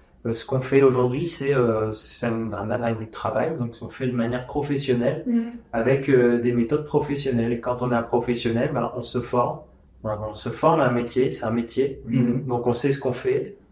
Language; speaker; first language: French; native; French